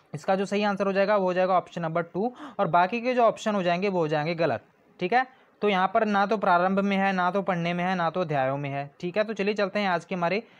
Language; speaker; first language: Hindi; non-native, local second language; Punjabi